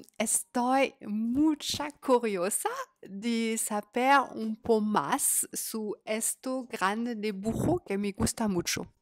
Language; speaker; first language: Spanish; non-native, learner; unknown